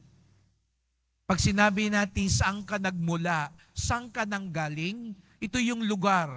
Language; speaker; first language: Filipino; native; Filipino